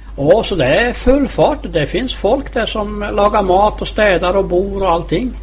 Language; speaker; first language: Swedish; native; Swedish